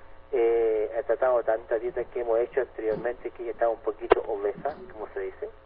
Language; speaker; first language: Spanish; native; Spanish